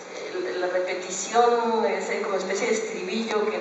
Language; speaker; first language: Spanish; native; Spanish